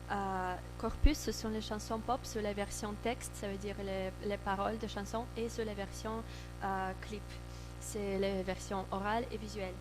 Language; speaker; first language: French; non-native, learner; Russian